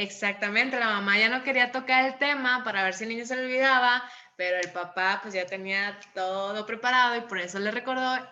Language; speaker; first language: Spanish; native; Spanish